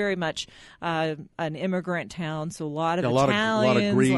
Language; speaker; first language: English; native; English